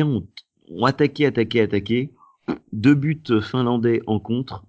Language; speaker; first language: French; native; French